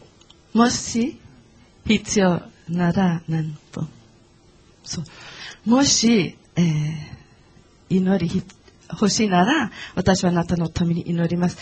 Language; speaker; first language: Japanese; non-native, learner; Portuguese